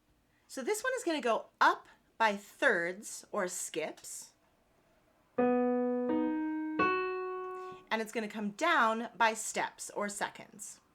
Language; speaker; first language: English; native; English